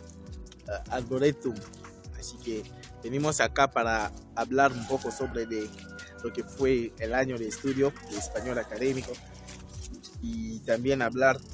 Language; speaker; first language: Spanish; non-native, fluent; French